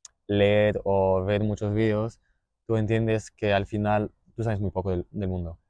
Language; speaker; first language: Spanish; non-native, fluent; German